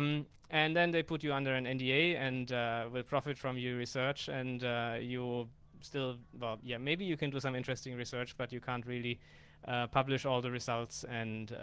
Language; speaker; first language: English; non-native, fluent; German